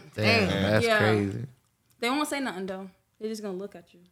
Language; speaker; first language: English; early bilingual, other home language; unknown